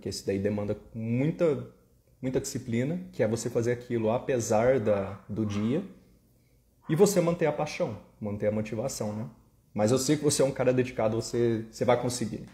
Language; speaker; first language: Portuguese; native; Portuguese